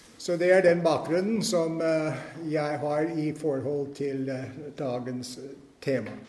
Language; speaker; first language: Norwegian; non-native, fluent; English